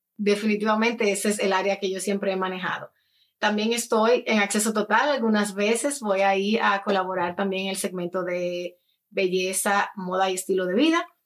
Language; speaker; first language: Spanish; native; Spanish